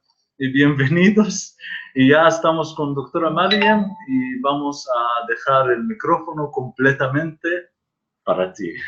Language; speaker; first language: Spanish; non-native, fluent; Arabic